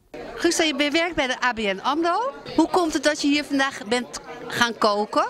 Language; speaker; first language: Dutch; native; Dutch